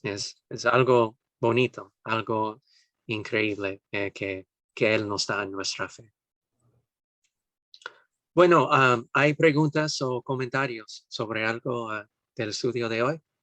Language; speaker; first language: Spanish; non-native, fluent; English